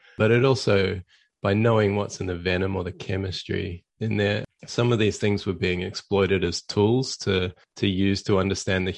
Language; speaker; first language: English; native; English